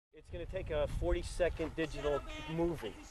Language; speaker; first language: English; native; English